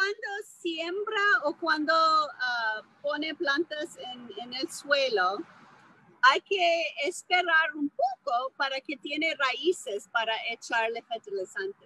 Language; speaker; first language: Spanish; non-native, fluent; English